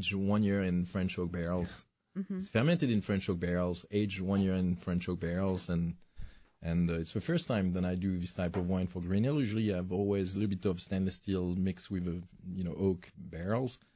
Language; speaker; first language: English; non-native, fluent; French